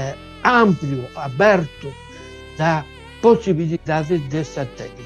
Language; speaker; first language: Portuguese; non-native, fluent; Spanish